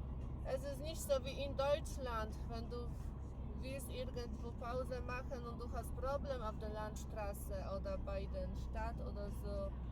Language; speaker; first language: German; non-native, learner; Polish